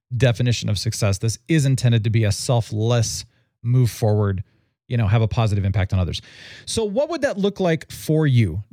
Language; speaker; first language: English; native; English